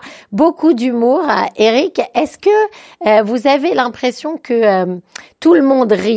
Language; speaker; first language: French; native; French